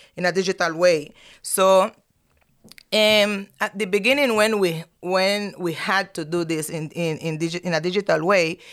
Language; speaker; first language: English; non-native, fluent; Spanish